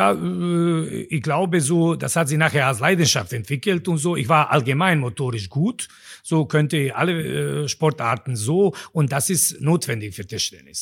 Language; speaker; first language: German; non-native, fluent; Bosnian